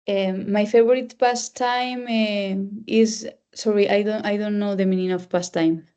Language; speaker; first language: English; non-native, learner; Spanish